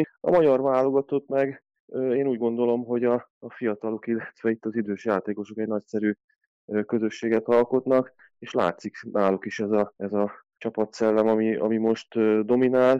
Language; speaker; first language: Hungarian; native; Hungarian